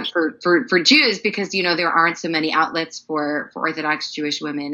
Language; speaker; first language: English; native; English